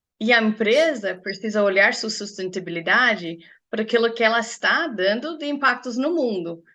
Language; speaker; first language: Portuguese; non-native, fluent; English